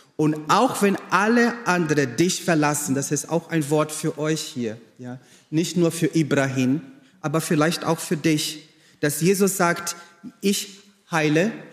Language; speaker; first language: German; non-native, fluent; Portuguese